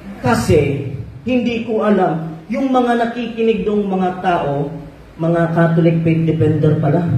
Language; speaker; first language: Filipino; non-native, local second language; Cebuano